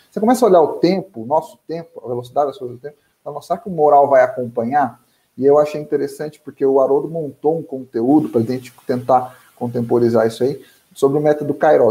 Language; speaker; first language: Portuguese; native; Portuguese